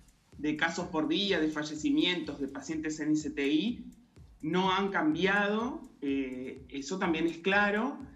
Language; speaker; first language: Spanish; native; Spanish